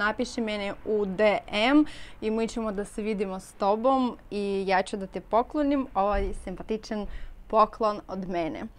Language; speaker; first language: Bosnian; non-native, learner; Russian